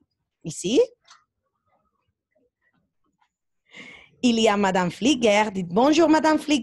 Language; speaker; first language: French; non-native, fluent; Spanish